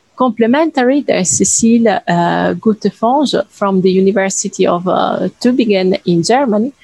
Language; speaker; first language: English; non-native, fluent; Italian